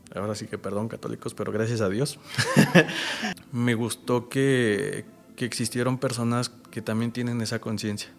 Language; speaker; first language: Spanish; native; Spanish